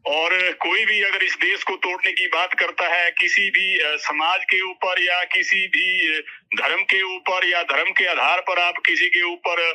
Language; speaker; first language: Hindi; native; Hindi